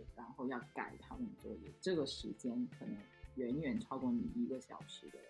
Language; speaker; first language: Chinese; non-native, local second language; Cantonese